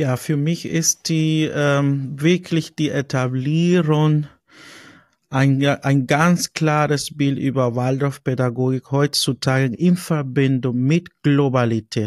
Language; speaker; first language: German; non-native, fluent; Spanish